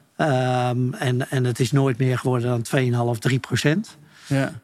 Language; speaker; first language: Dutch; native; Dutch